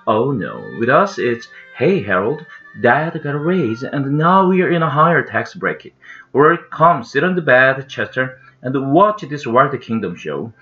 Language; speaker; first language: English; non-native, fluent; Korean